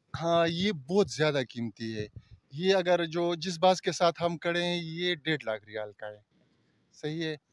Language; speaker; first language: Urdu; non-native, local second language; Pashto